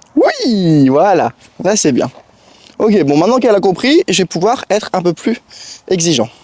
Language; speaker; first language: French; native; French